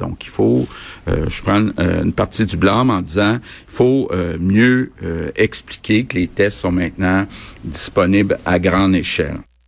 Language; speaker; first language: French; native; French